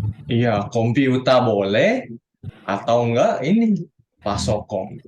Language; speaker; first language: Indonesian; native; Indonesian